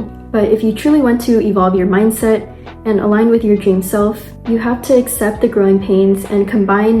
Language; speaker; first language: English; native; English